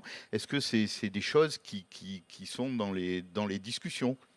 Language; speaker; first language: French; native; French